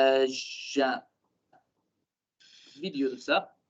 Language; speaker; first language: French; non-native, learner; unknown